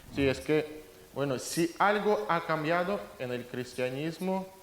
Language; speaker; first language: Spanish; non-native, fluent; Russian